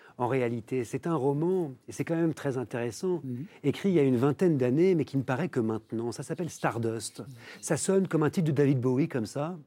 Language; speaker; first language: French; native; French